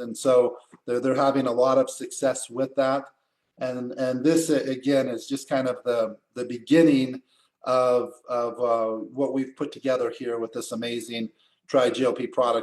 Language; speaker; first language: English; native; English